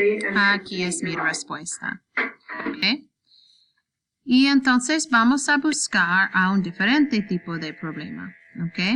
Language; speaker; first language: Spanish; non-native, learner; English